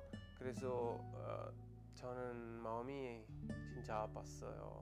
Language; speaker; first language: Korean; non-native, learner; Italian